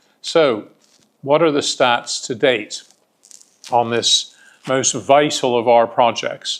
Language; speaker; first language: English; native; English